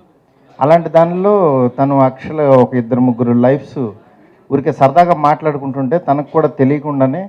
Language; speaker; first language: Telugu; native; Telugu